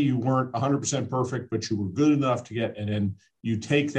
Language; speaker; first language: English; native; English